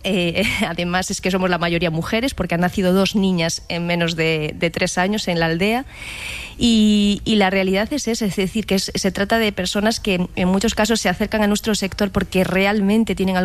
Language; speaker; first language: Spanish; native; Spanish